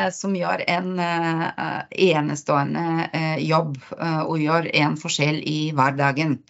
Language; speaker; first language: Norwegian; non-native, fluent; Bulgarian